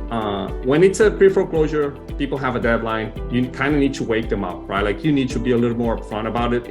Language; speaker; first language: English; non-native, fluent; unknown